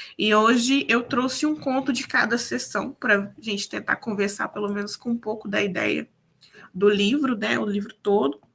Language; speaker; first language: Portuguese; native; Portuguese